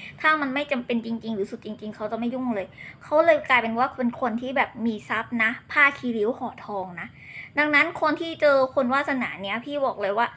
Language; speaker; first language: Thai; native; Thai